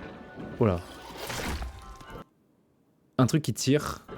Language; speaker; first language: French; native; French